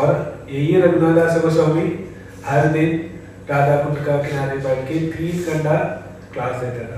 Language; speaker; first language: Hindi; non-native, fluent; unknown